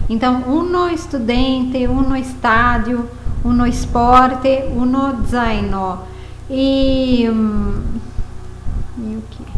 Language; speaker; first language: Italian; non-native, fluent; Portuguese